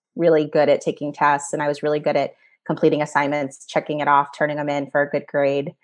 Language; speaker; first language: English; native; English